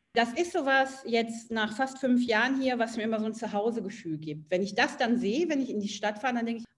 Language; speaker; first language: German; native; German